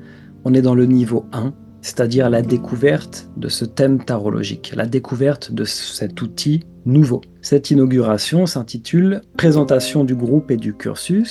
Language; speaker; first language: French; native; French